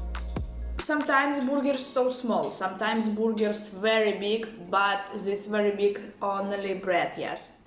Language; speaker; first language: English; non-native, learner; Russian